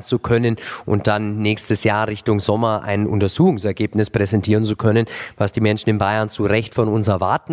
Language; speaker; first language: German; native; German